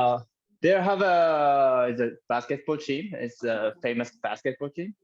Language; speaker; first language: English; non-native, learner; Japanese